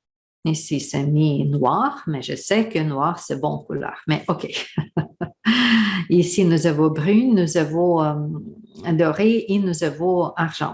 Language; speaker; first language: French; non-native, learner; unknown